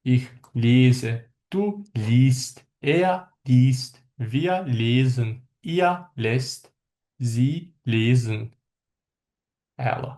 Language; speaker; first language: German; non-native, fluent; Azerbaijani